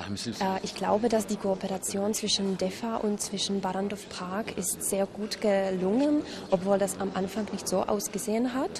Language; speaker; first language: German; non-native, fluent; Czech